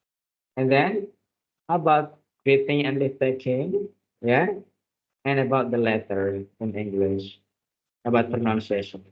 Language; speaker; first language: English; non-native, fluent; Indonesian